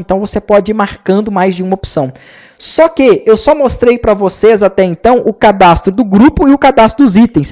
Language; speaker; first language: Portuguese; native; Portuguese